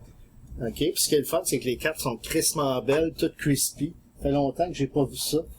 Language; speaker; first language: French; native; French